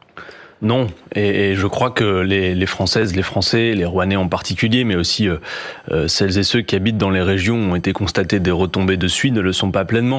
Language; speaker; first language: French; native; French